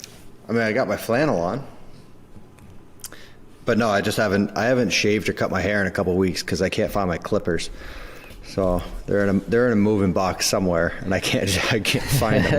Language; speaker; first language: English; native; English